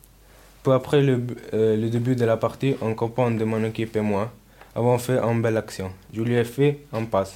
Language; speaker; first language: French; non-native, learner; Italian